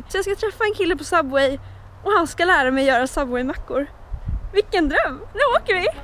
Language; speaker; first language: Swedish; native; Swedish